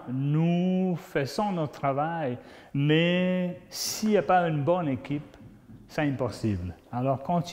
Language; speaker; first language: French; non-native, fluent; Spanish